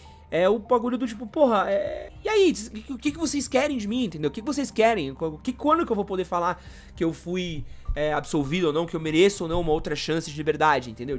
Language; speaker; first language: Portuguese; native; Portuguese